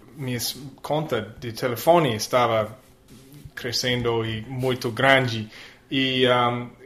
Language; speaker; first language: Portuguese; non-native, learner; English